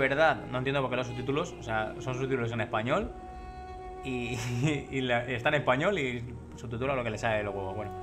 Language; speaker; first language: Spanish; native; Spanish